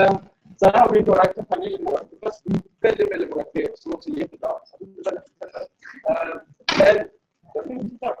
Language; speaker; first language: Swedish; native; Swedish